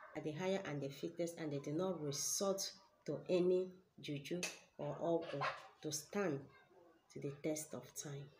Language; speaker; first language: English; non-native, local second language; Igbo